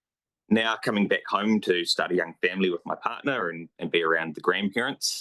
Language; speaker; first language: English; native; English